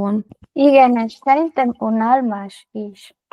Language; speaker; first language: Hungarian; non-native, learner; Spanish